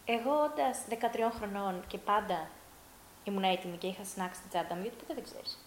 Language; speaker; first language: Greek; early bilingual, heritage; Greek